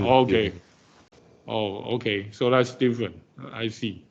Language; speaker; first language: English; non-native, fluent; Chinese